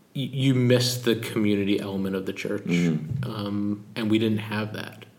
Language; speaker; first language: English; native; English